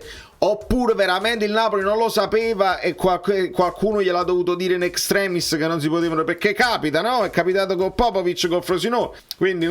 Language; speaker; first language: Italian; native; Italian